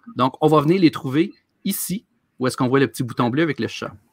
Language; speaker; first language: French; native; French